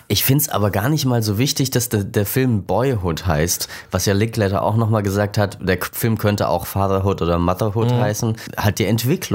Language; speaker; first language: German; native; German